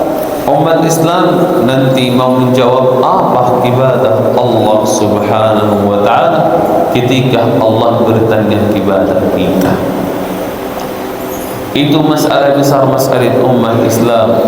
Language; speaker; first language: Indonesian; non-native, fluent; Arabic